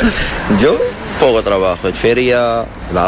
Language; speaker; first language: Spanish; non-native, learner; Arabic